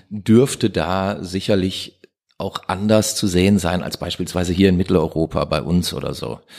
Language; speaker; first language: German; native; German